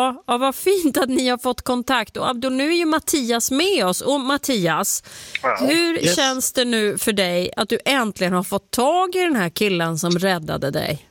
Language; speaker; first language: Swedish; native; Swedish